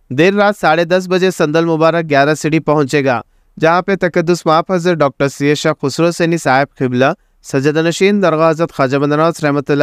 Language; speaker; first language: Hindi; non-native, local second language; Urdu